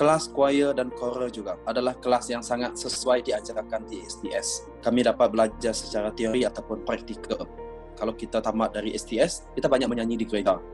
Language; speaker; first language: Malay; non-native, local second language; Iban